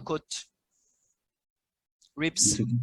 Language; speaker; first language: English; non-native, learner; French